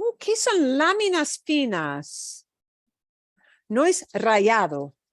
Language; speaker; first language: Spanish; non-native, fluent; English